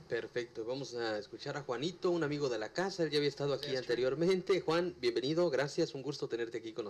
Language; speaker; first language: Spanish; native; Spanish